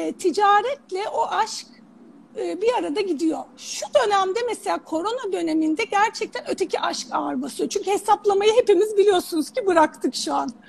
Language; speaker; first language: Turkish; early bilingual, heritage; Turkish